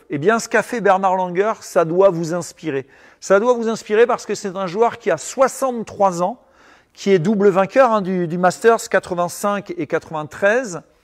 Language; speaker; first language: French; native; French